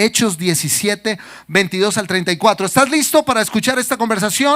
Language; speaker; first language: Spanish; native; Spanish